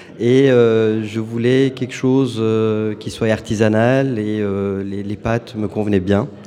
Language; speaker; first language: French; non-native, fluent; Turkish